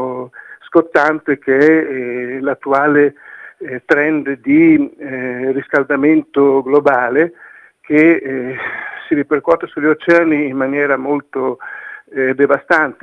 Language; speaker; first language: Italian; native; Italian